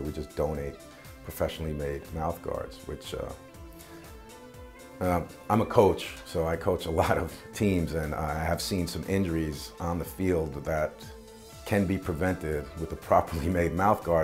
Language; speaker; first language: English; native; English